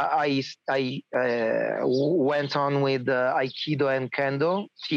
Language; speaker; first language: English; non-native, learner; Italian